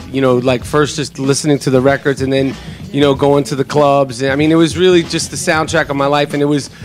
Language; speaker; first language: English; native; English